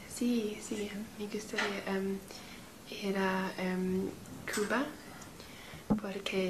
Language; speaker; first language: Spanish; non-native, learner; English